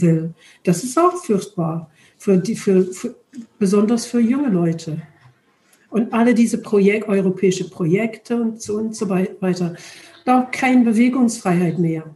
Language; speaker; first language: German; non-native, learner; English